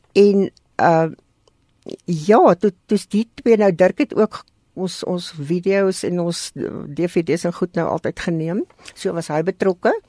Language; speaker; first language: Afrikaans; native; Afrikaans